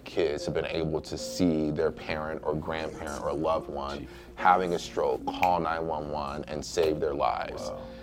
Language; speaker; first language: English; native; English